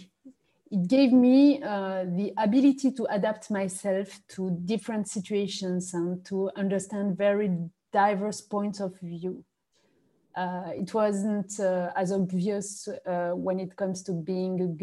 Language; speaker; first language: English; non-native, fluent; French